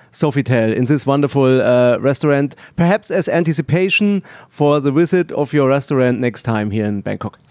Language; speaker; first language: English; non-native, learner; German